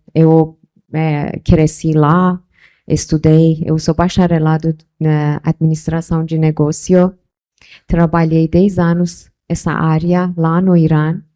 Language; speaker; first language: Portuguese; non-native, local second language; Persian